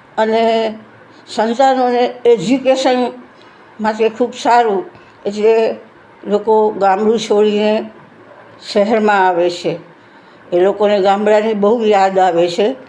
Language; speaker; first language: Gujarati; native; Gujarati